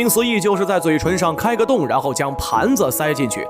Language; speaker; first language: Chinese; native; Chinese